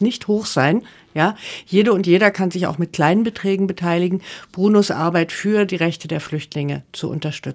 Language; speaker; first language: German; native; German